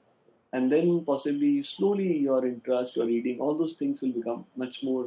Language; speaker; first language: English; non-native, local second language; Hindi